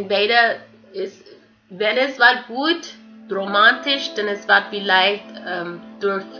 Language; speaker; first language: German; non-native, fluent; English